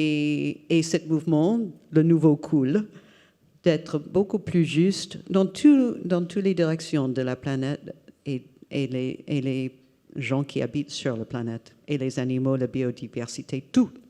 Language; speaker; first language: French; non-native, fluent; English